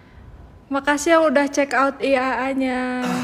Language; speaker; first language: Indonesian; native; Indonesian